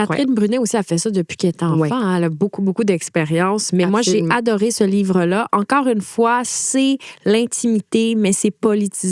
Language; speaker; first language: French; native; French